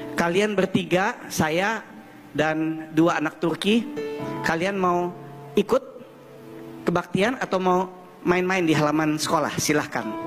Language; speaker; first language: Indonesian; early bilingual, heritage; German